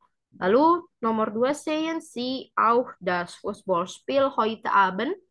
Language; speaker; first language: German; non-native, learner; Indonesian